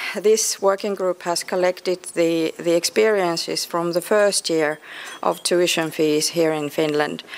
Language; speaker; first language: English; non-native, fluent; Finnish